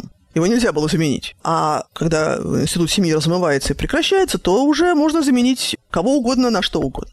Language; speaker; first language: Russian; native; Russian